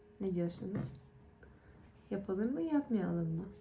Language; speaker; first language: Turkish; non-native, fluent; Russian